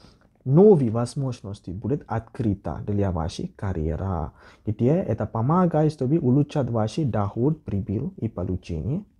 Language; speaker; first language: Russian; non-native, learner; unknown